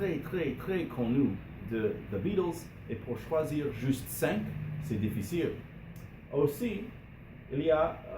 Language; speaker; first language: French; non-native, learner; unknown